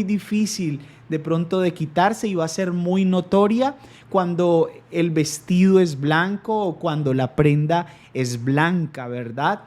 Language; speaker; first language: Spanish; native; Spanish